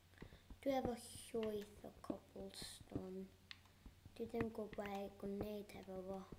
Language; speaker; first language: Welsh; non-native, local second language; English